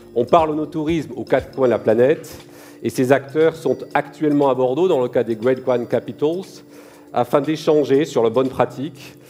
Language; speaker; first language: French; native; French